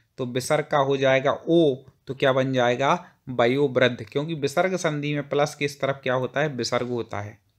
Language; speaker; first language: Hindi; native; Hindi